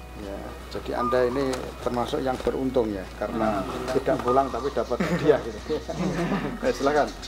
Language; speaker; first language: Indonesian; native; Indonesian